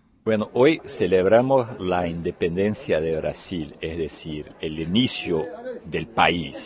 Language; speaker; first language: Spanish; non-native, fluent; Portuguese